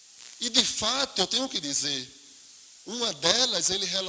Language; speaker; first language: Portuguese; native; Portuguese